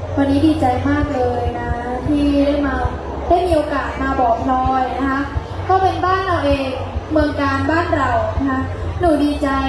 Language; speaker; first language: Thai; native; Thai